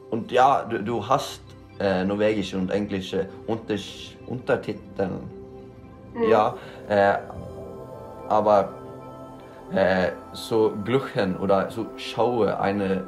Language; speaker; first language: German; non-native, learner; Norwegian